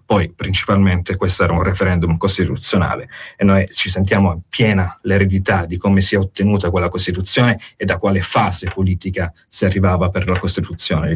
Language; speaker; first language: Italian; native; Italian